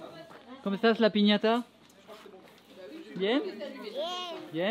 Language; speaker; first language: Spanish; non-native, learner; French